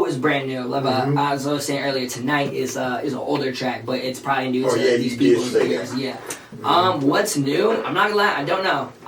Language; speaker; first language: English; early bilingual, other home language; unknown